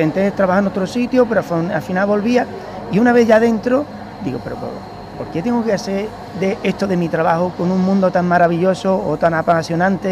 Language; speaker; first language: Spanish; native; Spanish